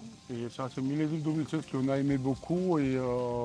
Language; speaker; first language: French; non-native, learner; Georgian